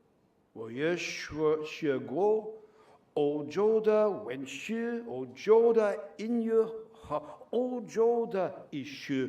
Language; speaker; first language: Chinese; non-native, learner; English